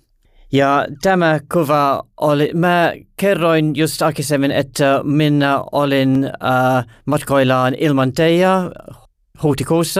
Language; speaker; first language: Finnish; non-native, learner; English